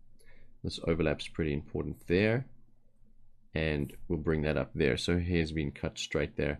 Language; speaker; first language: English; native; English